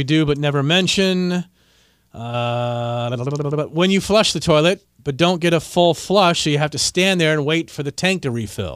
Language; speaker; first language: English; native; English